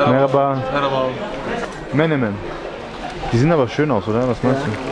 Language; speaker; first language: German; early bilingual, other home language; Turkish